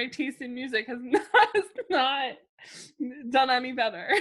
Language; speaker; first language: English; native; English